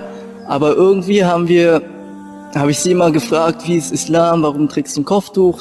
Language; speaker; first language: German; early bilingual, other home language; Japanese